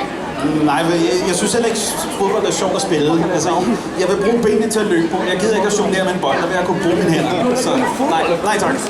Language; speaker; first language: Danish; native; Danish